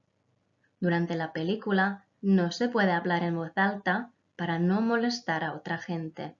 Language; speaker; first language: Spanish; non-native, fluent; Croatian